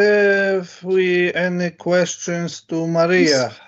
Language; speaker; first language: English; non-native, learner; Polish